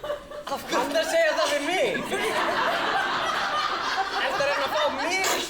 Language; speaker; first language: Icelandic; non-native, fluent; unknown